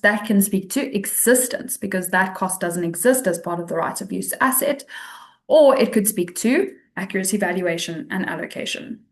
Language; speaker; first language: English; native; English